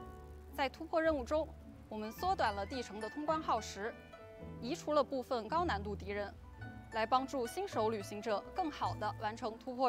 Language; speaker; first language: Chinese; native; Chinese